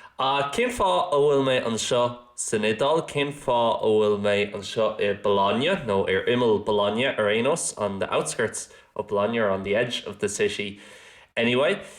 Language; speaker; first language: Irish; non-native, local second language; English